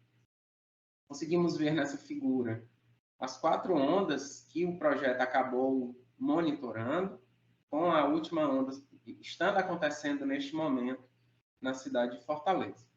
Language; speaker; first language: Portuguese; native; Portuguese